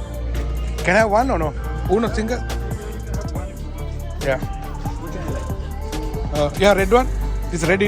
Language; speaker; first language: English; non-native, learner; Sinhala